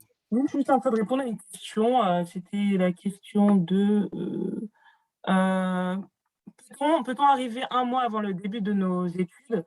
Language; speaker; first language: French; native; French